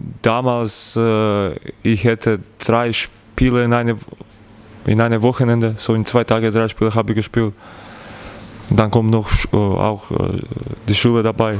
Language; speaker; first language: German; non-native, learner; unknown